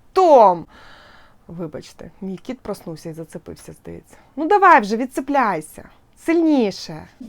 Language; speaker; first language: Ukrainian; non-native, local second language; Russian